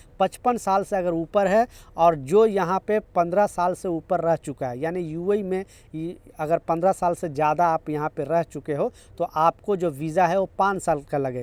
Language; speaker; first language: Hindi; native; Hindi